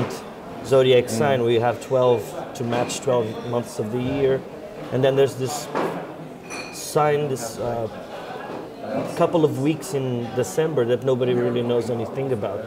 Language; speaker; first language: English; non-native, fluent; Portuguese